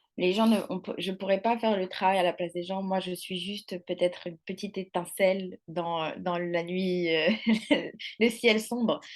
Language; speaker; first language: French; non-native, local second language; Arabic